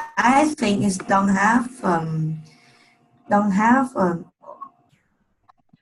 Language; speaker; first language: English; non-native, learner; Vietnamese